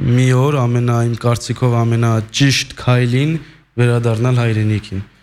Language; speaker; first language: Armenian; early bilingual, heritage; Armenian